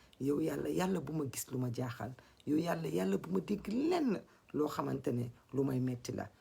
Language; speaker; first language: Wolof; non-native, local second language; Fula